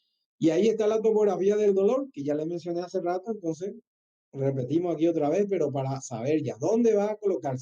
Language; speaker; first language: Spanish; native; Spanish